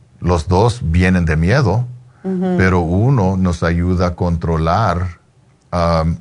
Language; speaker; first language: Spanish; early bilingual, heritage; Spanish